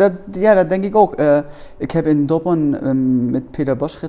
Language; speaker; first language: Dutch; non-native, learner; German